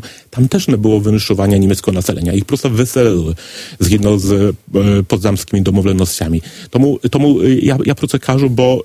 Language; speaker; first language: Polish; non-native, learner; Ukrainian